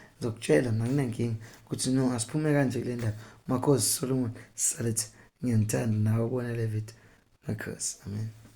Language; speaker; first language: Zulu; non-native, local second language; Xhosa